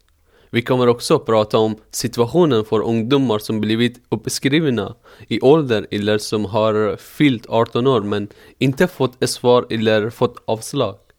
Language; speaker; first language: Swedish; non-native, fluent; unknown